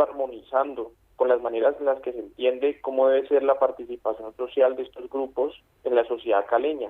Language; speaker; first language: Spanish; native; Spanish